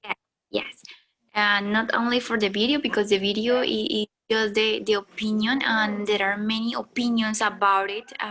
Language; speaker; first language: English; non-native, learner; Spanish